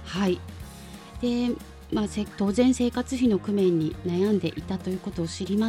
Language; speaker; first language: Japanese; native; Japanese